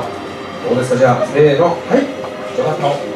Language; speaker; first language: Japanese; native; Japanese